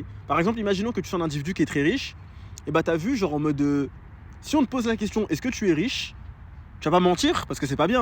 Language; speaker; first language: French; native; French